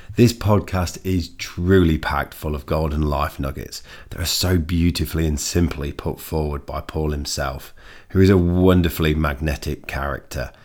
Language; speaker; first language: English; native; English